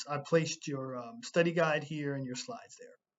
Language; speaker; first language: English; native; English